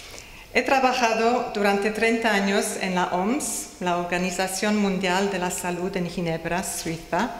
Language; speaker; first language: Spanish; non-native, fluent; English